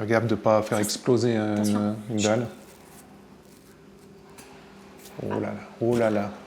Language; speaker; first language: French; native; French